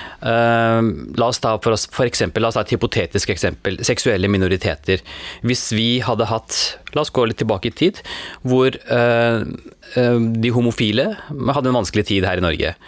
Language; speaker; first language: Norwegian; early bilingual, other home language; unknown